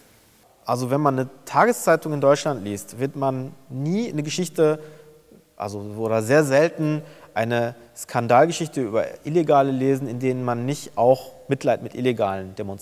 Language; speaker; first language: German; early bilingual, other home language; Turkish